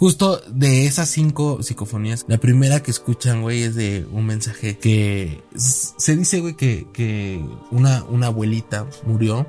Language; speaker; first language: Spanish; native; Spanish